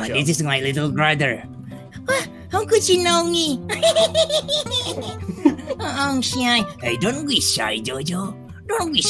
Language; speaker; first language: English; non-native, learner; Indonesian